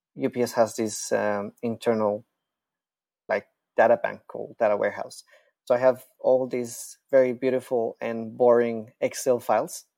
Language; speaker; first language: English; non-native, fluent; Spanish